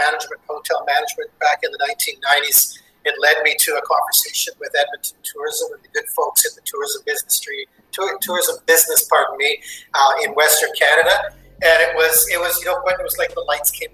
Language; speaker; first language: English; native; English